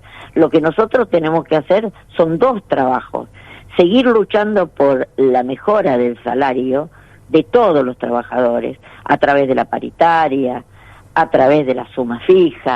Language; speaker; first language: Spanish; native; Spanish